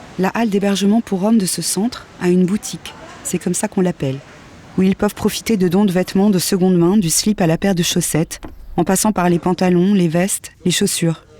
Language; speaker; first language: French; native; French